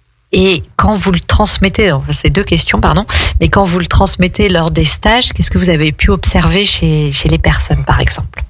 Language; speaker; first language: French; native; French